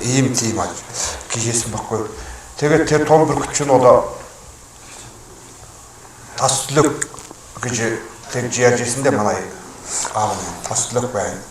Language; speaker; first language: Mongolian; non-native, local second language; Kazakh